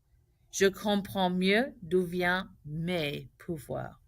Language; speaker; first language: French; non-native, fluent; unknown